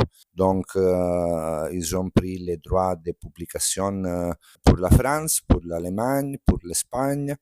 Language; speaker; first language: French; non-native, fluent; Italian